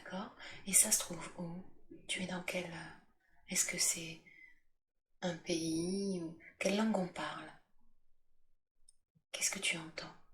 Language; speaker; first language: French; native; French